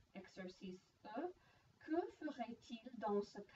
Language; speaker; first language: French; non-native, fluent; English